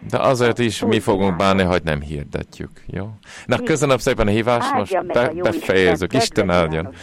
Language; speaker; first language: Hungarian; non-native, fluent; English